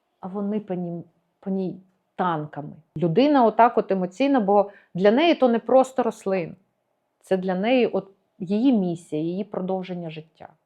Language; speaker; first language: Ukrainian; native; Ukrainian